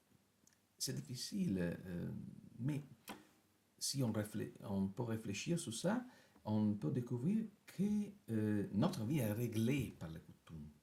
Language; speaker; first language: French; non-native, fluent; Italian